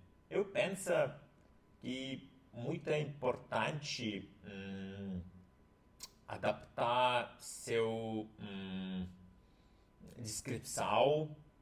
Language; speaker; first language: Portuguese; non-native, learner; Russian